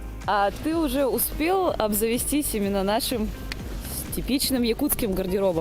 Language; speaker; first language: Russian; native; Russian